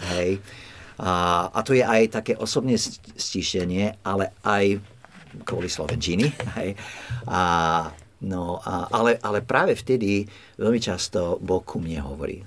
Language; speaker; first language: Slovak; non-native, fluent; English